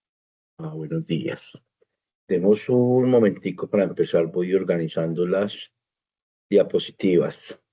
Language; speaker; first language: Spanish; native; Spanish